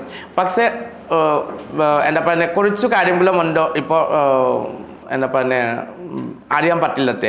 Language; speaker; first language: Malayalam; non-native, local second language; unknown